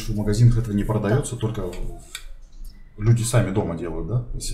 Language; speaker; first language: Russian; native; Russian